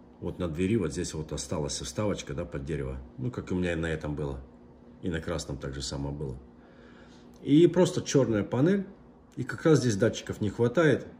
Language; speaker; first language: Russian; native; Russian